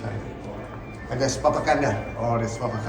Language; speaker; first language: English; non-native, learner; Thai